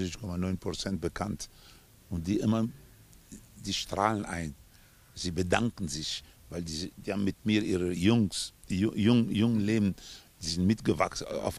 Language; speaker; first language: German; non-native, fluent; Spanish